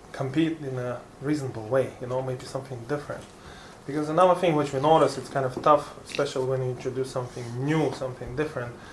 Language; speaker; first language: English; non-native, fluent; Lithuanian